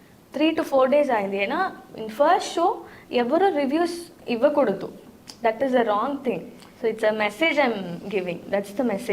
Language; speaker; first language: Telugu; non-native, learner; Tamil